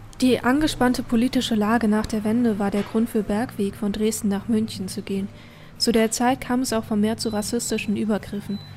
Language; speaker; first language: German; early bilingual, other home language; Vietnamese